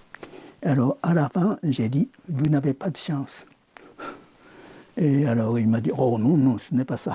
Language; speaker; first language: French; non-native, fluent; Japanese